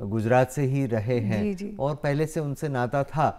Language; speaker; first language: Hindi; non-native, local second language; Gujarati